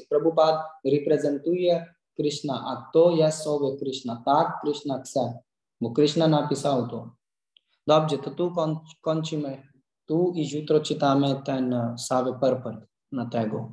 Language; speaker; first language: Polish; non-native, learner; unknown